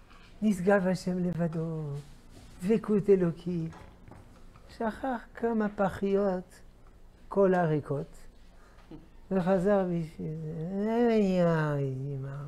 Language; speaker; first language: Hebrew; non-native, fluent; French